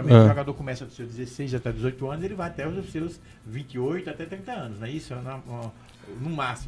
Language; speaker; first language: Portuguese; native; Portuguese